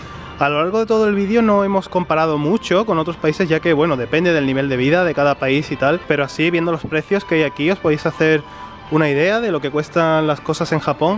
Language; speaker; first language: Spanish; native; Spanish